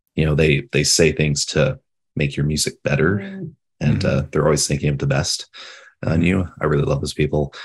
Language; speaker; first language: English; native; English